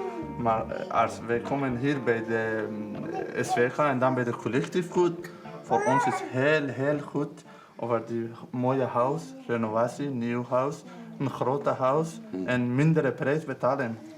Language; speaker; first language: Dutch; non-native, learner; Persian